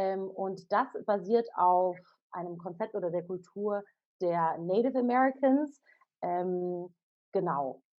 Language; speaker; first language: German; native; German